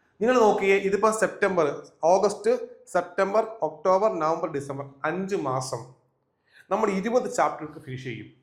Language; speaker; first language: Malayalam; native; Malayalam